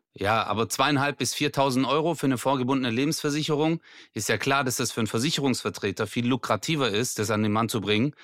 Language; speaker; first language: German; native; German